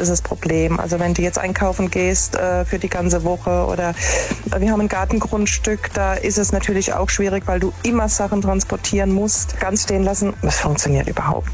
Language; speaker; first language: German; native; German